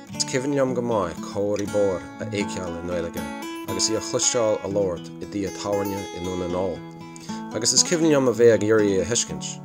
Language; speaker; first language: Irish; non-native, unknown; English